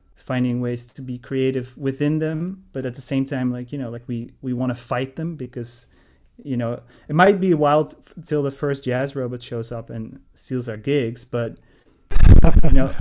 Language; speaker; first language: English; non-native, fluent; Dutch